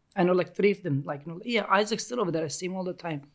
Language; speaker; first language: English; non-native, learner; Turkish